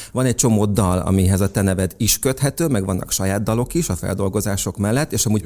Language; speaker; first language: Hungarian; native; Hungarian